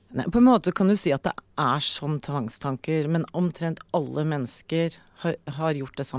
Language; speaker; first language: Norwegian; native; Norwegian